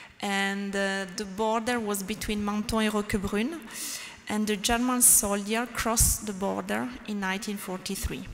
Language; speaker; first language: English; non-native, learner; French